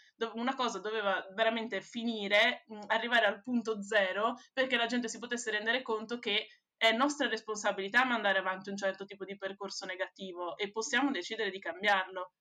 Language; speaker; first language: Italian; native; Italian